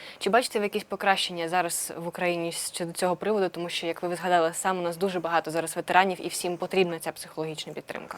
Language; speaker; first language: Ukrainian; native; Ukrainian